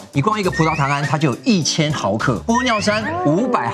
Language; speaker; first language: Chinese; native; Chinese